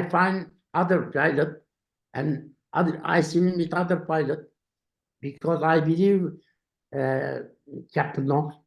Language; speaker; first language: English; non-native, learner; Turkish